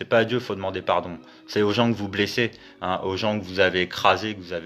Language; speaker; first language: French; native; French